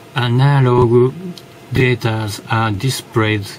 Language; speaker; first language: English; non-native, learner; Japanese